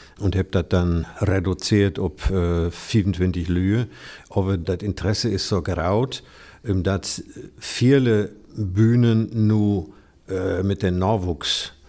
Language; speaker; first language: German; native; German